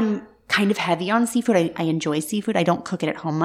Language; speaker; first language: English; native; English